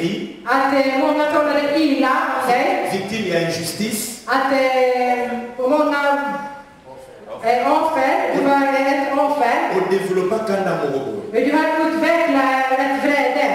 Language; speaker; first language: Swedish; non-native, fluent; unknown